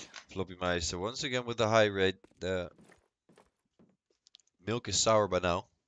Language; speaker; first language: English; non-native, fluent; Dutch